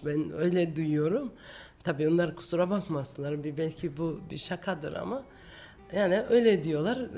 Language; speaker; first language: Turkish; non-native, fluent; Georgian